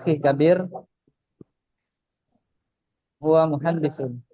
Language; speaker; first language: Arabic; non-native, learner; Indonesian